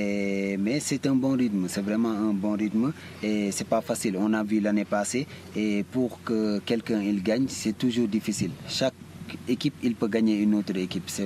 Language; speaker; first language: French; early bilingual, heritage; Italian